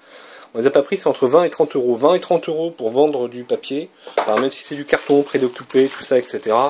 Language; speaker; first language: French; native; French